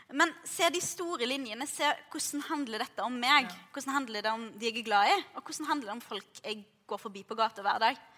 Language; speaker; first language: Norwegian; early bilingual, other home language; Arabic